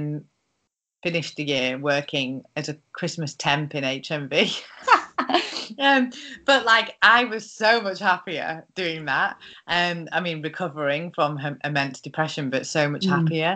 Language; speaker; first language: English; native; English